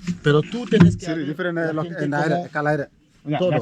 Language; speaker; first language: Spanish; non-native, learner; Wolof